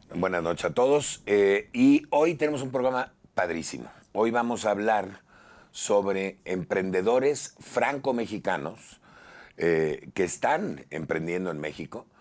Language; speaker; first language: Spanish; native; Spanish